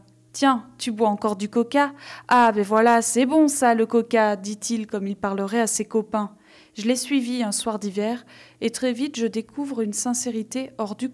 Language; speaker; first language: French; native; French